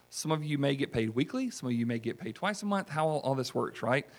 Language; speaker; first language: English; native; English